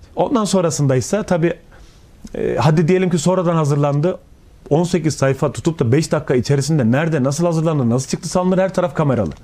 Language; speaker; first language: Turkish; native; Turkish